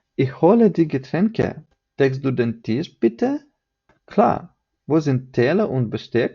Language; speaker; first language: German; non-native, fluent; Ukrainian